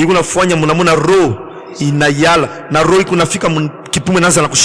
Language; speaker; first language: Swahili; native; Swahili